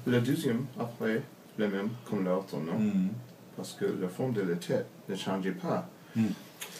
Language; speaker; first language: French; non-native, learner; English